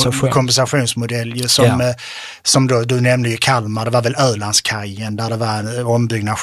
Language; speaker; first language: Swedish; native; Swedish